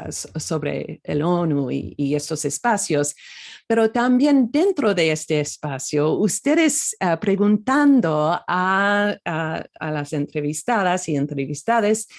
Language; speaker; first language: Spanish; non-native, fluent; English